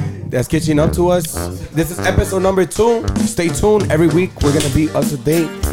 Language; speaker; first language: English; early bilingual, other home language; Spanish